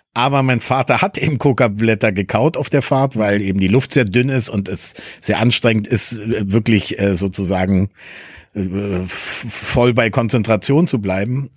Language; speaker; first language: German; early bilingual, other home language; Spanish